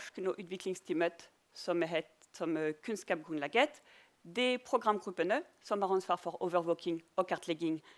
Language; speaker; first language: Norwegian; non-native, fluent; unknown